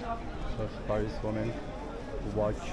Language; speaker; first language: English; non-native, learner; Persian